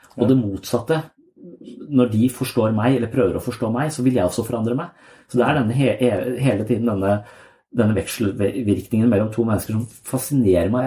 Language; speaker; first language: Norwegian; native; Norwegian